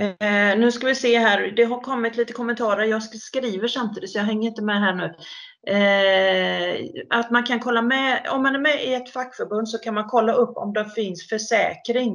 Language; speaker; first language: Swedish; native; Swedish